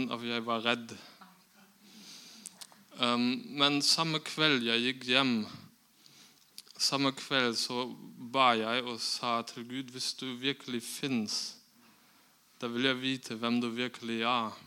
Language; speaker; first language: Norwegian; non-native, fluent; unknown